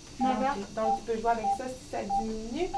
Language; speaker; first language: French; native; French